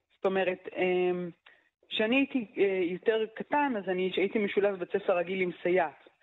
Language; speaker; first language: Hebrew; early bilingual, other home language; Arabic